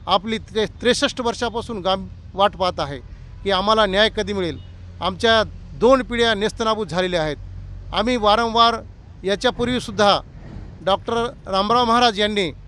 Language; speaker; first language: Marathi; non-native, local second language; Lambadi